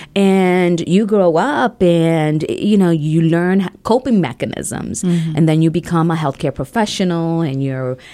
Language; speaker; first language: English; native; English